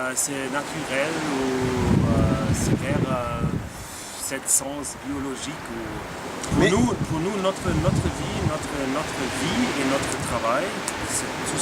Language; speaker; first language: French; non-native, fluent; German